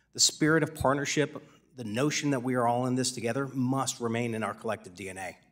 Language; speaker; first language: English; native; English